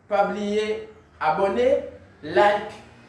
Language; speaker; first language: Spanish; non-native, learner; Haitian Creole